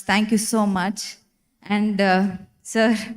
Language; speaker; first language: Telugu; non-native, fluent; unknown